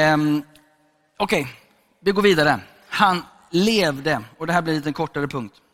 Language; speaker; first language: Swedish; native; Swedish